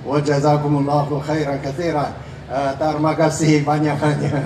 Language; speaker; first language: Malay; non-native, learner; Chinese